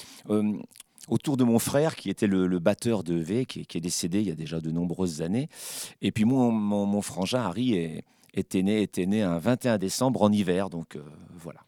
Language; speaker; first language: French; native; French